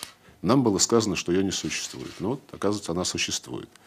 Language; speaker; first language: Russian; native; Russian